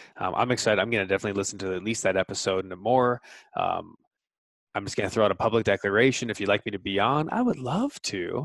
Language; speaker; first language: English; native; English